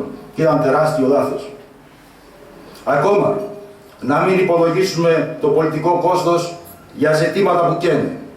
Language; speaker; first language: Greek; native; Greek